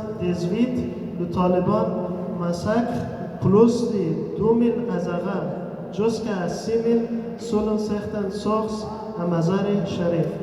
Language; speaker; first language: French; non-native, learner; Persian